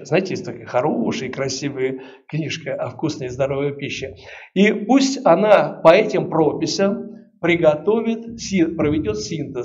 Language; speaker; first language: Russian; native; Russian